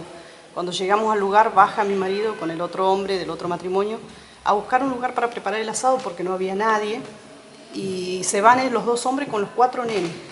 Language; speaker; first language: Spanish; native; Spanish